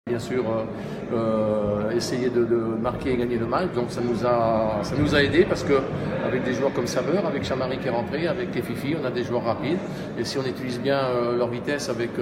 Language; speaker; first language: French; native; French